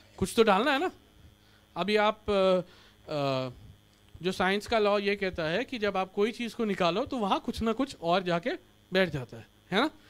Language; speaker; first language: Hindi; non-native, local second language; Marathi